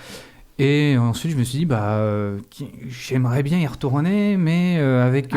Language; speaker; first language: French; native; French